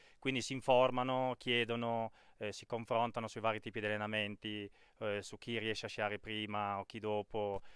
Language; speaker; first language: Italian; native; Italian